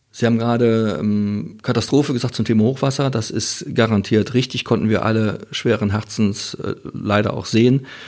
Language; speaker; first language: German; native; German